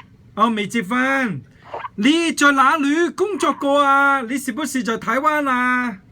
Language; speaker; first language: Chinese; non-native, local second language; Cantonese